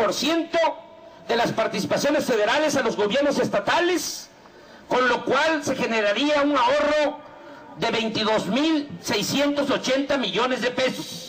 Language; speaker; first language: Spanish; native; Spanish